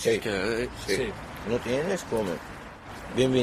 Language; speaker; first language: Spanish; non-native, learner; Arabic